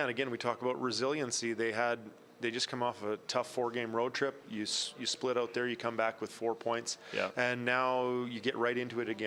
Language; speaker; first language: English; native; English